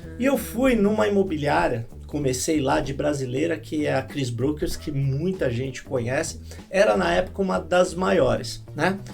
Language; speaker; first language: Portuguese; native; Portuguese